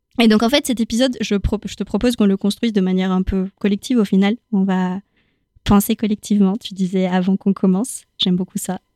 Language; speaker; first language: French; non-native, fluent; Spanish